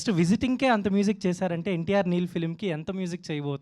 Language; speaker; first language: Telugu; native; Telugu